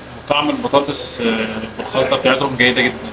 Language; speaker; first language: Arabic; native; Arabic